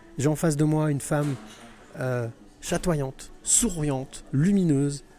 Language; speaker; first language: French; native; French